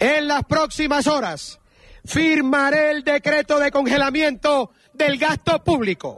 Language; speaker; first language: Spanish; native; Spanish